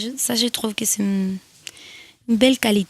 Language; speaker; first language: French; non-native, fluent; Spanish